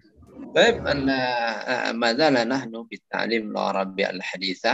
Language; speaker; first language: Arabic; non-native, fluent; Indonesian